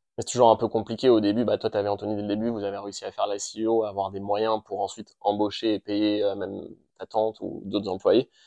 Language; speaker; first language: French; native; French